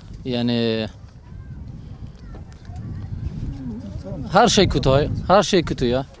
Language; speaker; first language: Turkish; non-native, learner; Arabic